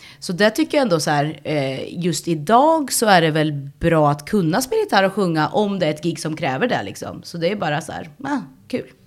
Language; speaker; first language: Swedish; early bilingual, other home language; Spanish